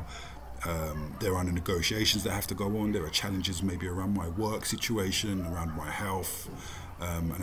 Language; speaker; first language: English; native; English